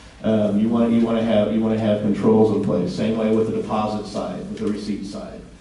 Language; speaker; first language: English; native; English